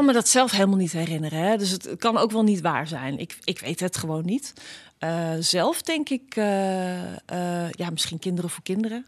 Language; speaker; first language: Dutch; native; Dutch